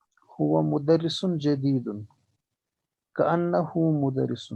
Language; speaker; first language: Arabic; non-native, learner; Urdu